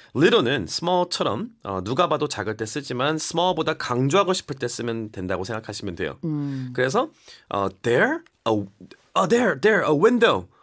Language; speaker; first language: Korean; early bilingual, heritage; Korean